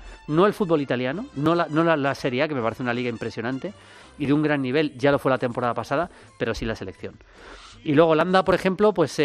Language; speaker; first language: Spanish; native; Spanish